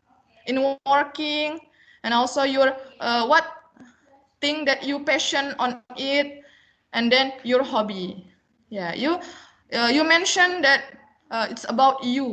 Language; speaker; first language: English; non-native, learner; Indonesian